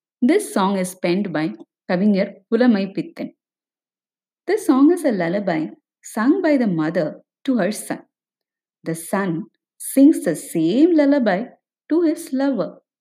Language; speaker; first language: English; non-native, local second language; Tamil